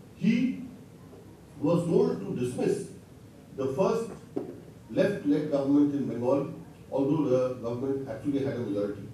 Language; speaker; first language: English; non-native, local second language; Bangla